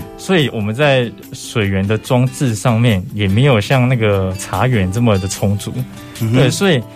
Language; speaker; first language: Chinese; native; Chinese